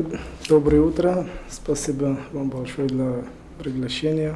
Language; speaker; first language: Russian; non-native, learner; Georgian